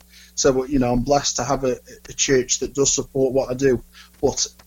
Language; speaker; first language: English; native; English